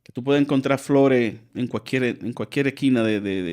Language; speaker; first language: Spanish; native; Spanish